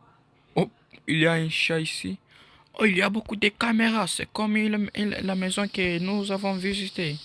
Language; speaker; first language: French; non-native, learner; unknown